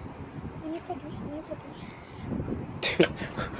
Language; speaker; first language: French; native; French